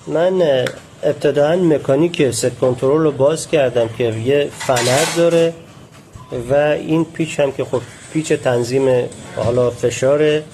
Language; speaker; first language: Persian; native; Persian